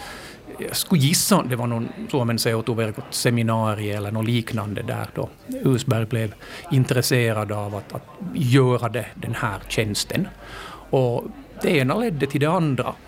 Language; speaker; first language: Swedish; native; Swedish